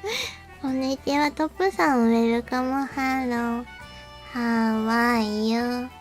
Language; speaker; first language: Japanese; native; Japanese